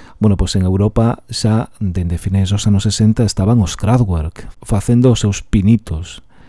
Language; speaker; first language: Galician; non-native, local second language; Spanish